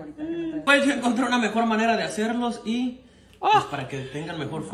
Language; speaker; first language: Spanish; native; Spanish